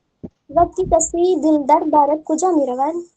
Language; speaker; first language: Persian; non-native, learner; Urdu